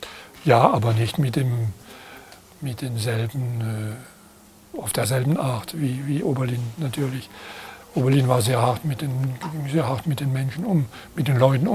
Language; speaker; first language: German; non-native, fluent; French